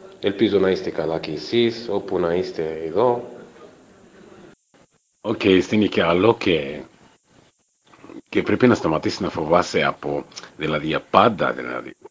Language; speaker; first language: Greek; non-native, fluent; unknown